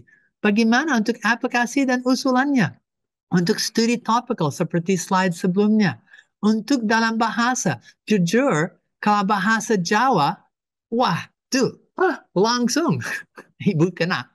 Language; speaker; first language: Indonesian; non-native, fluent; English